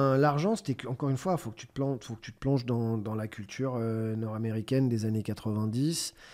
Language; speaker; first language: French; native; French